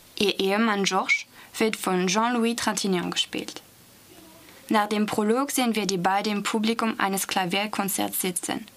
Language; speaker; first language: German; non-native, fluent; French